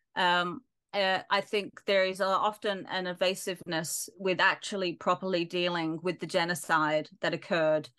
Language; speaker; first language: English; native; English